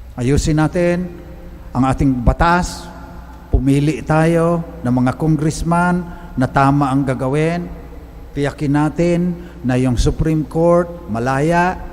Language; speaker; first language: Filipino; non-native, local second language; Cebuano